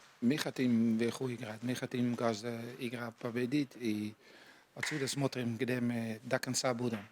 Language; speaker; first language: Russian; non-native, learner; Dutch